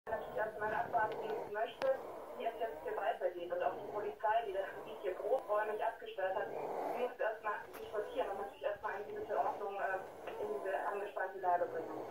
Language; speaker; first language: German; native; German